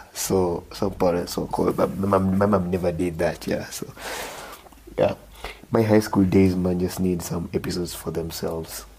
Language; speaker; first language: English; non-native, local second language; Luo (Kenya and Tanzania)